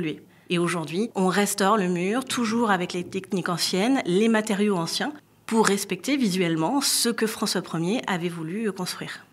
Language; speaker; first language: French; native; French